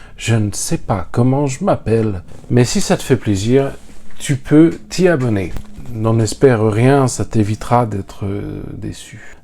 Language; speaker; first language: French; native; French